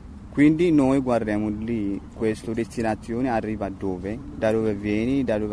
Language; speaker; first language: Italian; non-native, learner; Tigrinya